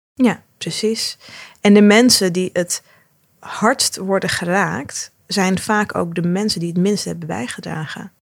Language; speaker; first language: Dutch; early bilingual, other home language; Arabic